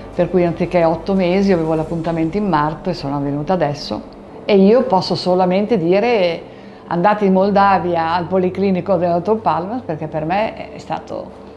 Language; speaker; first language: Italian; native; Italian